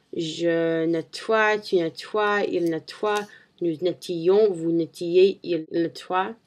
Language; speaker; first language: French; non-native, learner; English